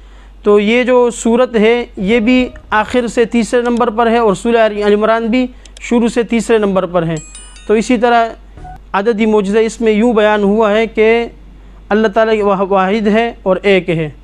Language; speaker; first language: Urdu; native; Urdu